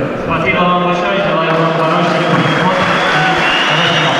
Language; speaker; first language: Russian; non-native, learner; Portuguese